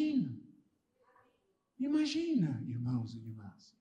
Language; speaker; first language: Portuguese; non-native, fluent; English